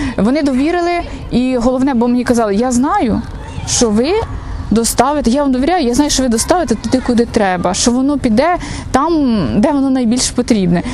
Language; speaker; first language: Ukrainian; native; Ukrainian